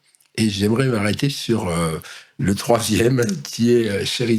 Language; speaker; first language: French; native; French